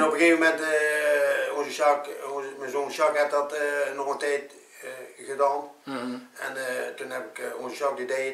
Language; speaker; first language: Dutch; native; Dutch